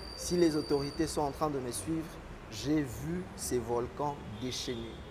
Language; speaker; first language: French; non-native, local second language; Lingala